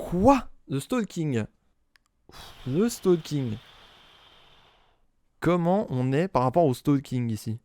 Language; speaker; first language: French; native; French